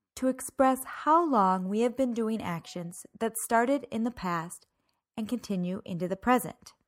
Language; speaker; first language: English; native; English